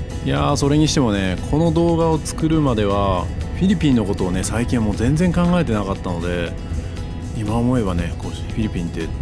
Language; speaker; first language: Japanese; native; Japanese